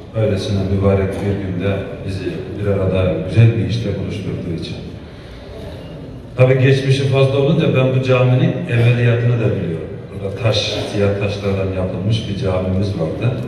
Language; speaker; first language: Turkish; native; Turkish